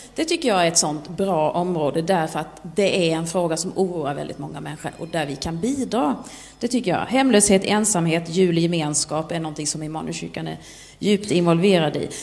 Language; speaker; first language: Swedish; native; Swedish